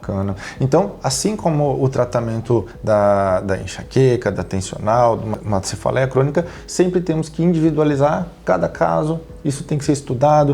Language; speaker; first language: Portuguese; native; Portuguese